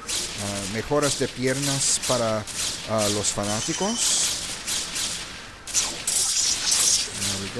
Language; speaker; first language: Spanish; non-native, learner; English